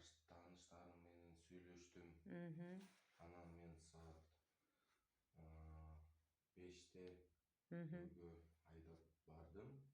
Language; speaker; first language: Kyrgyz; non-native, learner; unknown